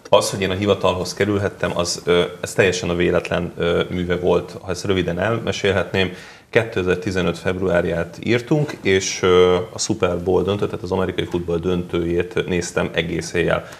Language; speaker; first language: Hungarian; native; Hungarian